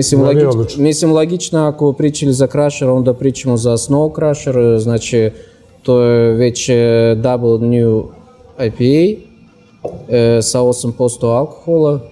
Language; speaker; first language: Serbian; non-native, fluent; Russian